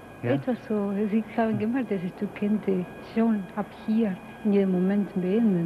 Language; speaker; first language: German; non-native, fluent; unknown